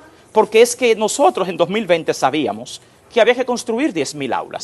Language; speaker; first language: Spanish; native; Spanish